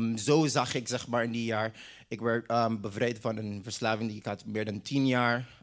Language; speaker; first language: Dutch; non-native, local second language; English